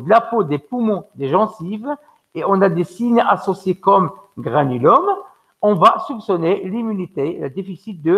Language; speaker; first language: French; non-native, local second language; Arabic